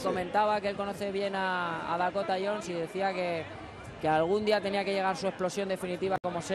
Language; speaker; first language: Spanish; native; Spanish